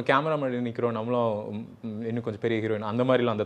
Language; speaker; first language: Tamil; native; Tamil